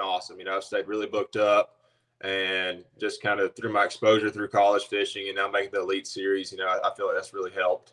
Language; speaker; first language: English; native; English